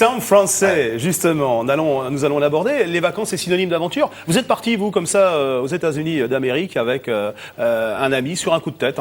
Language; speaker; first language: French; native; French